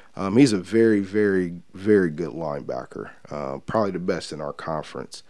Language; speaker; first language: English; native; English